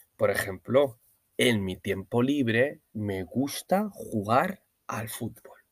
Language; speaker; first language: Spanish; non-native, learner; Norwegian